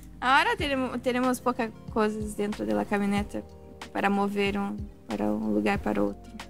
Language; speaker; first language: Spanish; non-native, learner; Portuguese